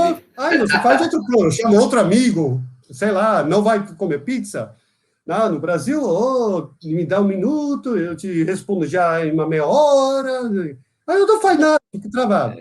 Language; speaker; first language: Portuguese; non-native, fluent; Dutch